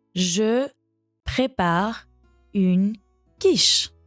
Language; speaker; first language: French; non-native, learner; English